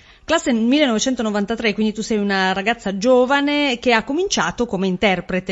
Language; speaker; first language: Italian; native; Italian